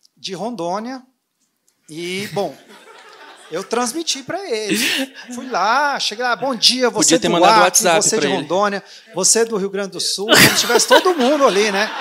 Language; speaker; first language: Portuguese; native; Portuguese